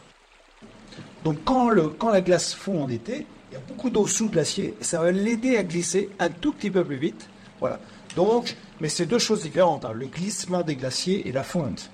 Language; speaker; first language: French; native; French